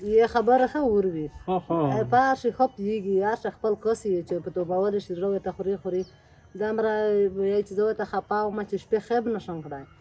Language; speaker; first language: Pashto; native; Pashto